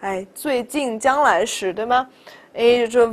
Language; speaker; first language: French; non-native, fluent; Chinese